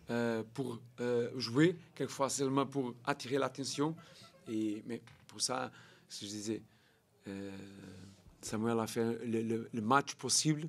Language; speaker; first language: French; non-native, learner; Portuguese